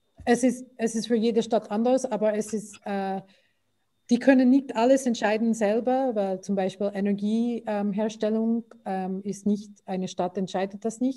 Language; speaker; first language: German; non-native, fluent; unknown